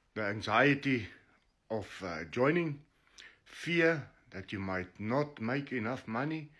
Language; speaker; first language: English; non-native, local second language; Afrikaans